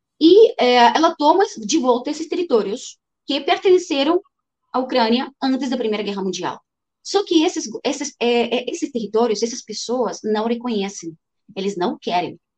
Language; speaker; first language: Portuguese; non-native, fluent; Russian